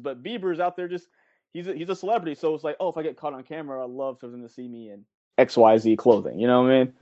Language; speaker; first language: English; native; English